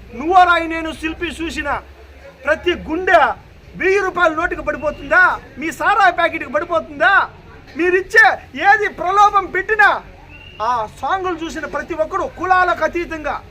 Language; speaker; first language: Telugu; native; Telugu